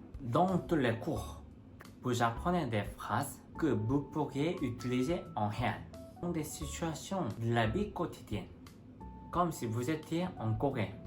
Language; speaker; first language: French; non-native, fluent; Korean